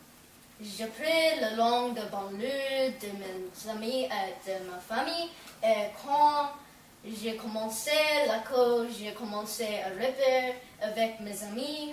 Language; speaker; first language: French; non-native, learner; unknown